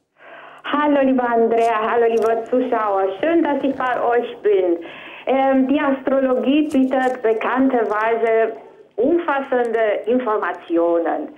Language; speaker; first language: German; non-native, fluent; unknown